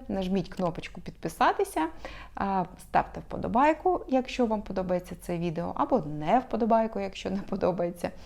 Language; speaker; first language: Ukrainian; non-native, local second language; Russian